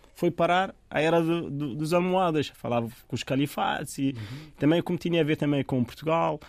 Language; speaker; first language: Portuguese; non-native, fluent; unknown